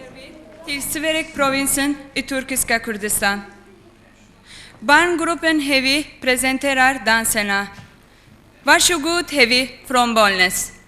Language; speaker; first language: Swedish; non-native, fluent; Kurdish